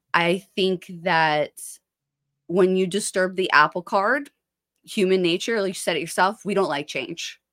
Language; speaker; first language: English; native; English